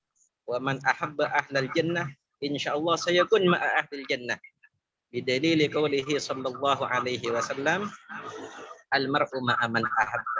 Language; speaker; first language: Arabic; non-native, fluent; Malay